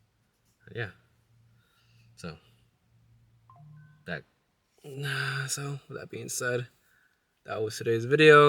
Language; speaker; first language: English; native; English